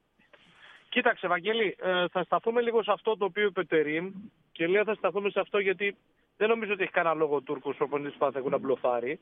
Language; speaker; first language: Greek; native; Greek